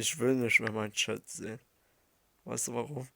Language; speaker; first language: German; early bilingual, other home language; Arabic